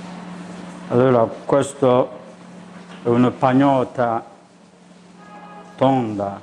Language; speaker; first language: Italian; non-native, learner; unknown